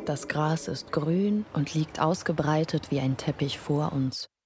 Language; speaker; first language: German; non-native, fluent; Lithuanian